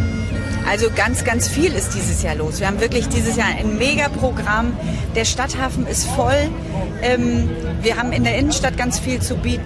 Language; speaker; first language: German; native; German